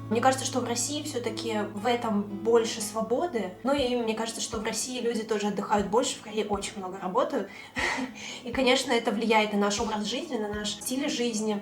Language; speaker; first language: Russian; native; Russian